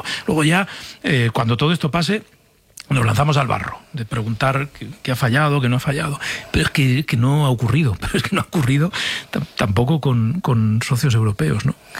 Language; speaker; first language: Spanish; native; Spanish